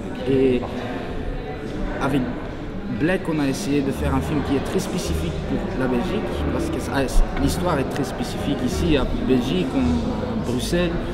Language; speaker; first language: French; non-native, local second language; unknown